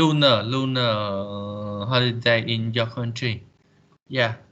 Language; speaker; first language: English; non-native, learner; Vietnamese